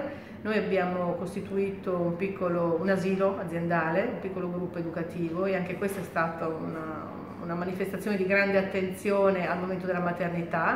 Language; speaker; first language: Italian; native; Italian